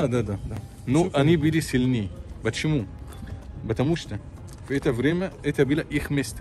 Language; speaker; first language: Russian; non-native, local second language; Arabic